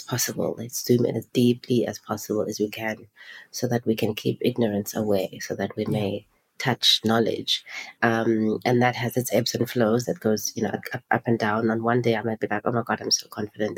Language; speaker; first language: English; non-native, local second language; Xhosa